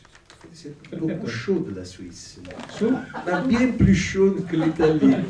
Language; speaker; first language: French; non-native, learner; Italian